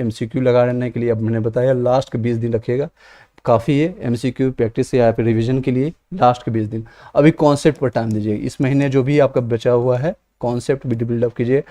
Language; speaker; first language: Hindi; native; Hindi